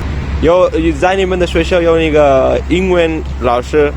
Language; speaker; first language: Chinese; non-native, learner; Kannada